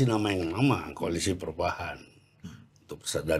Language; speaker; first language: Indonesian; native; Indonesian